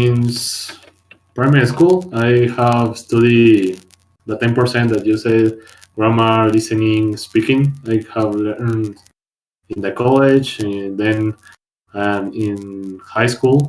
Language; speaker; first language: English; non-native, learner; Spanish